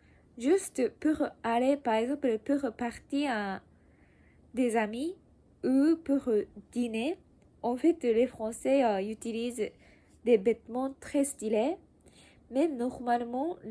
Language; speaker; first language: French; non-native, learner; Japanese